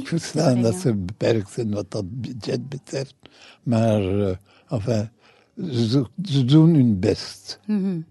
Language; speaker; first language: Dutch; non-native, fluent; English